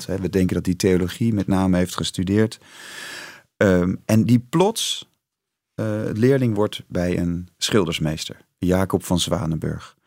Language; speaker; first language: Dutch; native; Dutch